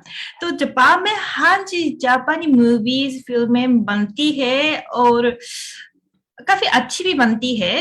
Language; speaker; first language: Hindi; non-native, fluent; Japanese